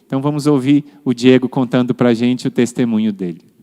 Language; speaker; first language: Portuguese; native; Portuguese